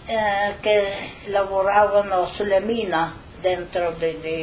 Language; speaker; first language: Italian; non-native, local second language; Slovenian